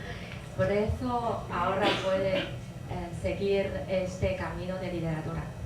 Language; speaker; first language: Spanish; non-native, fluent; Chinese